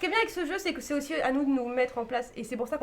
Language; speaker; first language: French; native; French